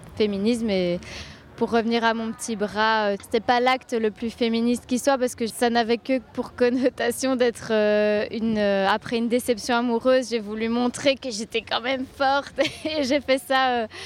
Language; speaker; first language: French; native; French